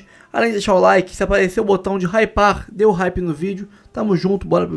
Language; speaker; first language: Portuguese; native; Portuguese